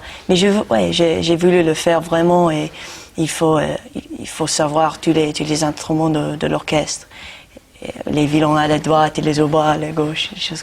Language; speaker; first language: French; non-native, fluent; English